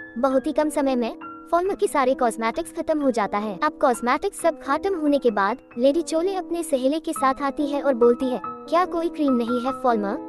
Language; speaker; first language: Hindi; non-native, local second language; Bangla